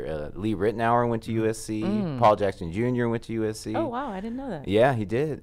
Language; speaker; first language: English; native; English